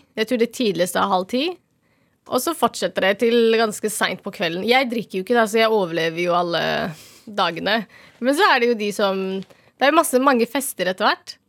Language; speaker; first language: Norwegian; early bilingual, other home language; Somali